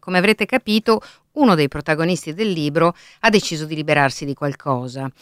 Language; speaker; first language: Italian; native; Italian